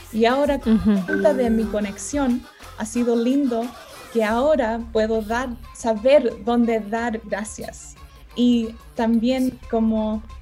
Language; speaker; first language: Spanish; early bilingual, heritage; Spanish